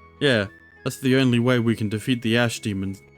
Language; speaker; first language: English; native; English